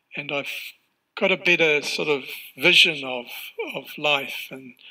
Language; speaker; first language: English; native; English